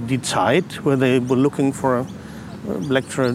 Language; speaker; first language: English; non-native, fluent; German